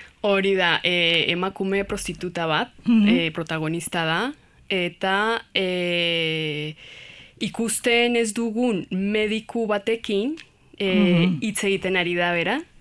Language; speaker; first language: Basque; non-native, learner; Spanish